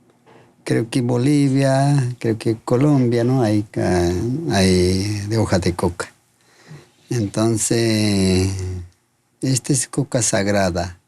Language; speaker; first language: Spanish; non-native, local second language; Quechua